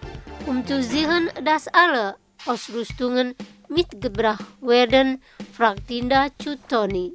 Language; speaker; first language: German; non-native, fluent; Indonesian